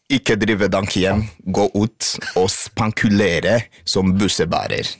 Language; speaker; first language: Norwegian; non-native, fluent; Swahili